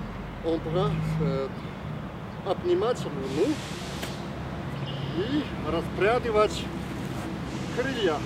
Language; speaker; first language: Russian; non-native, learner; Chinese